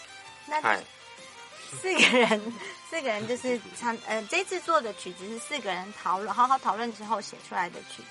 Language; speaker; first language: Chinese; native; Chinese